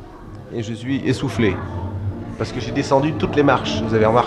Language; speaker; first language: French; native; French